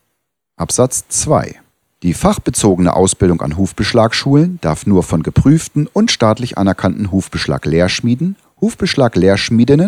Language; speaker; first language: German; native; German